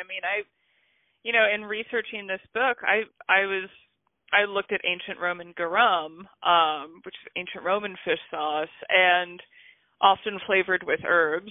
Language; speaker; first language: English; native; English